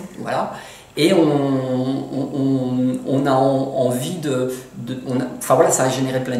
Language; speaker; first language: French; native; French